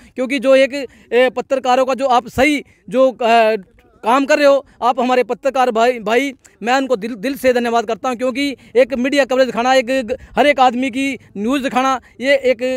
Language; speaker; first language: Hindi; native; Hindi